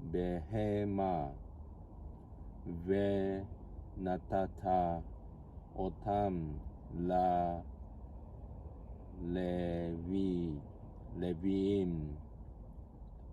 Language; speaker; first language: Hebrew; non-native, learner; Japanese